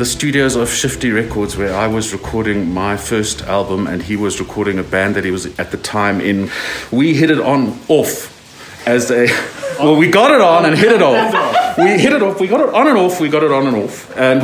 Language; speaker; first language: English; native; English